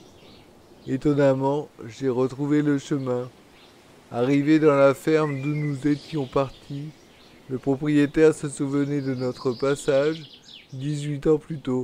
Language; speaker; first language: French; native; French